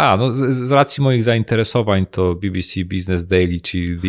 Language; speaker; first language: Polish; native; Polish